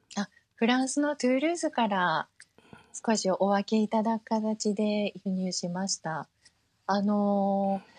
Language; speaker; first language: Japanese; early bilingual, heritage; Japanese